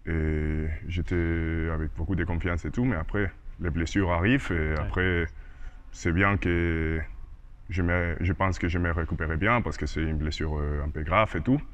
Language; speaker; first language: French; non-native, learner; Spanish